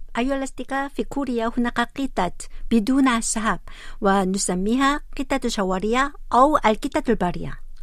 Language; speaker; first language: Arabic; non-native, fluent; Korean